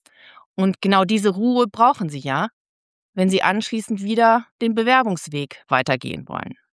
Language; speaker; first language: German; native; German